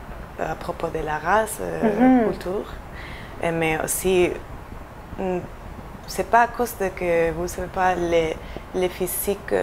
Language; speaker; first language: French; non-native, fluent; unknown